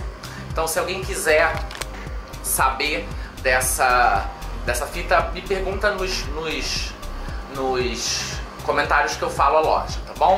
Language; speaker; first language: Portuguese; native; Portuguese